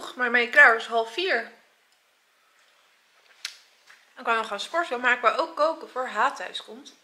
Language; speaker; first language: Dutch; native; Dutch